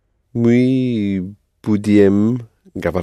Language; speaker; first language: Russian; non-native, learner; English